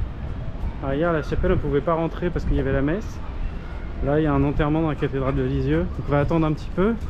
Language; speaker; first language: French; native; French